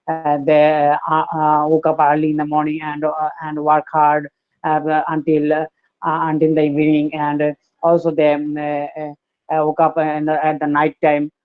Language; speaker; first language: English; non-native, learner; Bangla